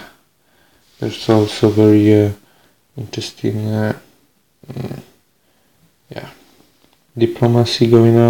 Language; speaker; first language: English; non-native, fluent; Polish